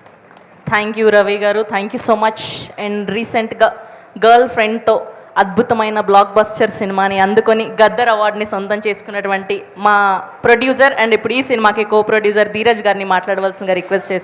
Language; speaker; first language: Telugu; native; Telugu